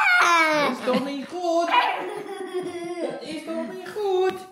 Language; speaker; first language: Dutch; native; Dutch